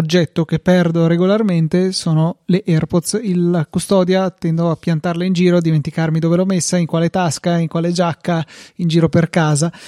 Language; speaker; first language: Italian; native; Italian